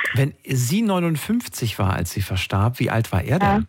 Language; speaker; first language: German; native; German